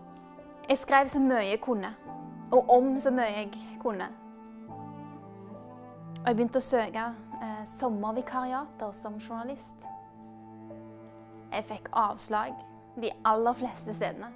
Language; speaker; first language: Norwegian; early bilingual, other home language; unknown